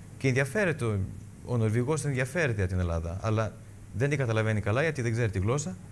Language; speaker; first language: Greek; early bilingual, heritage; Greek